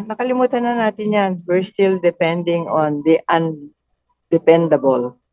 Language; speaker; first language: English; non-native, local second language; Filipino